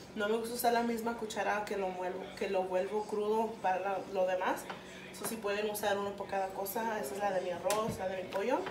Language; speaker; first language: Spanish; early bilingual, other home language; English